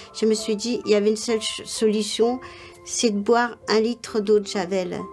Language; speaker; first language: French; non-native, local second language; Morisyen